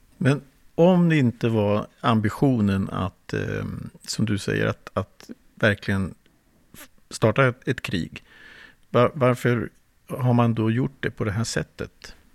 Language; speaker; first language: Swedish; native; Swedish